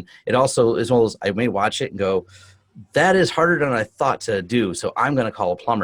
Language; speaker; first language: English; native; English